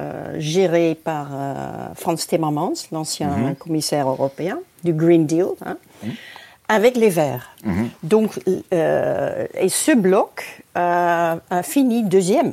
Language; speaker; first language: French; non-native, fluent; Dutch